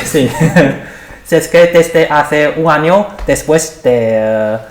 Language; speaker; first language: Spanish; non-native, learner; Chinese